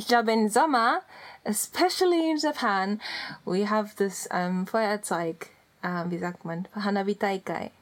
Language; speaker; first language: German; non-native, learner; Japanese